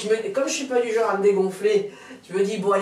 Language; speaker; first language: French; native; French